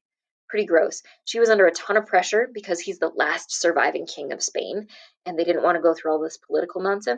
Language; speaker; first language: English; native; English